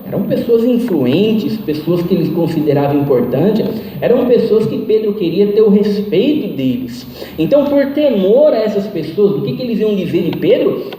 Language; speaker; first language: Portuguese; native; Portuguese